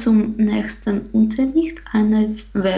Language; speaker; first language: German; non-native, learner; Russian